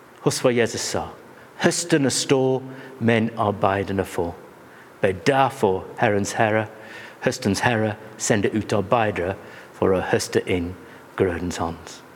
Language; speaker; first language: Norwegian; non-native, fluent; English